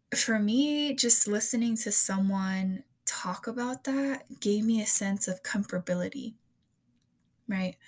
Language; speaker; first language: English; native; English